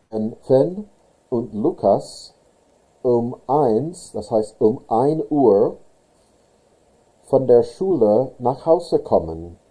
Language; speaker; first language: German; non-native, fluent; English